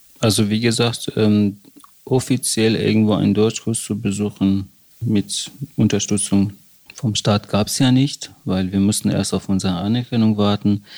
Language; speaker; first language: German; non-native, fluent; Persian